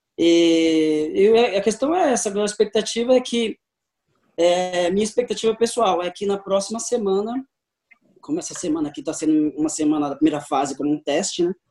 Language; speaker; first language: Portuguese; native; Portuguese